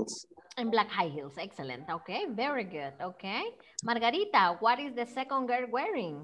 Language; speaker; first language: English; non-native, fluent; Spanish